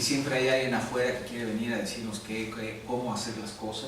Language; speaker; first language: Spanish; native; Spanish